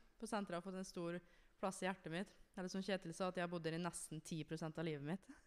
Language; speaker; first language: Norwegian; native; Norwegian